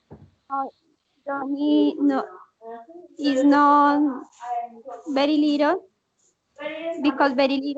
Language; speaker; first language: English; non-native, learner; Spanish